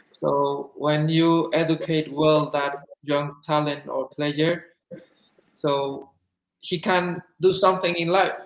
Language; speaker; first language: English; non-native, fluent; Spanish